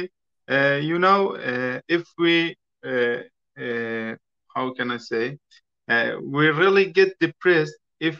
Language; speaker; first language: English; non-native, fluent; Persian